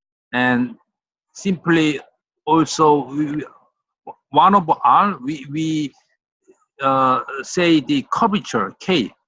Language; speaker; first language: English; non-native, fluent; Korean